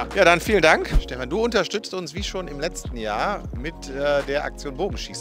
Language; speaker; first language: German; native; German